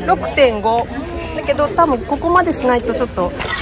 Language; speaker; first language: Japanese; native; Japanese